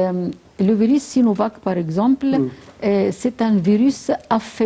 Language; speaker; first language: French; non-native, fluent; Arabic